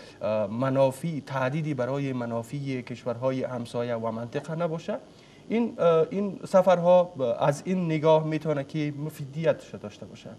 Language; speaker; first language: Persian; native; Persian